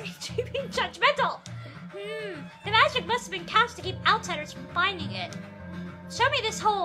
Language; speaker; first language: English; native; English